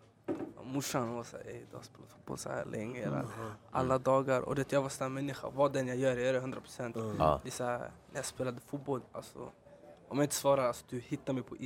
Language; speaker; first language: Swedish; early bilingual, other home language; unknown